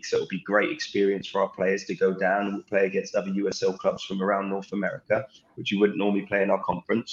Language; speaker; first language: English; native; English